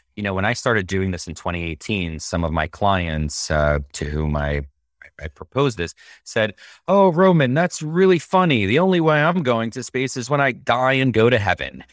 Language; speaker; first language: English; early bilingual, other home language; Russian